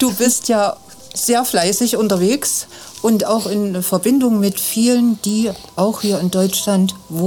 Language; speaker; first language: German; native; German